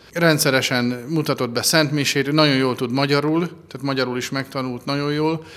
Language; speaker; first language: Hungarian; native; Hungarian